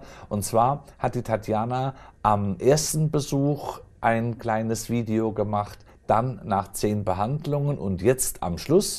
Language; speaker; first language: German; native; German